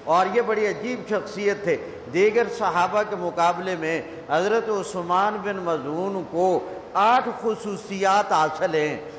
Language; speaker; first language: Urdu; non-native, local second language; Punjabi